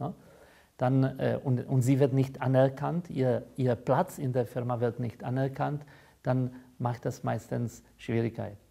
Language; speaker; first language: German; non-native, fluent; Czech